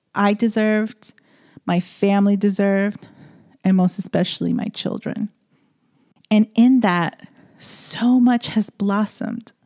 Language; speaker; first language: English; native; English